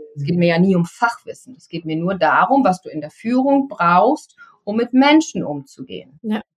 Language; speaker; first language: German; native; German